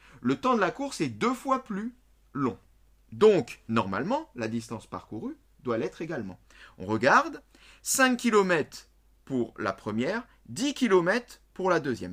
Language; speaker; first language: French; native; French